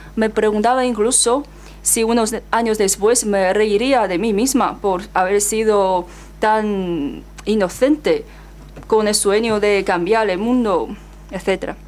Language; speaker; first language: Spanish; non-native, fluent; Chinese